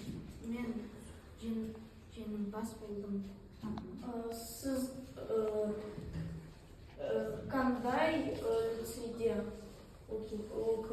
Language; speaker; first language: Kazakh; non-native, local second language; Russian